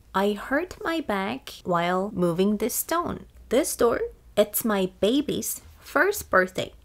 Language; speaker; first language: English; non-native, fluent; Korean